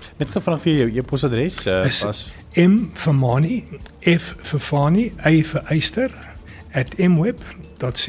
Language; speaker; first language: Afrikaans; early bilingual, other home language; English